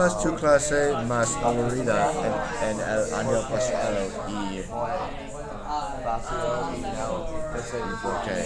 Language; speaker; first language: Spanish; non-native, learner; English